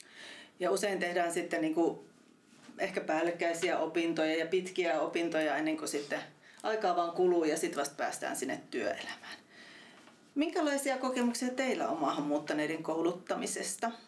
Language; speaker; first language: Finnish; native; Finnish